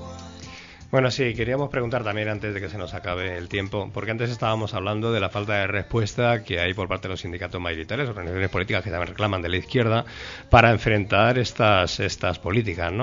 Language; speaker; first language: Spanish; native; Spanish